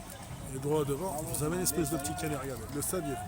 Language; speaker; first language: French; native; French